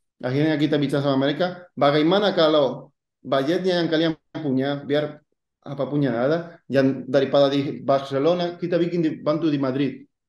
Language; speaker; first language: Indonesian; non-native, fluent; Spanish